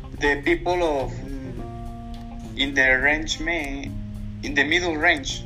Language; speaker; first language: English; non-native, learner; Spanish